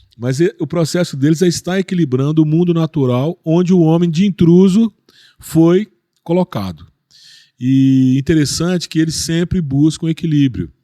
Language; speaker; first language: Portuguese; native; Portuguese